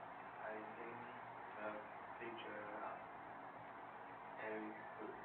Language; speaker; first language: English; non-native, learner; Chinese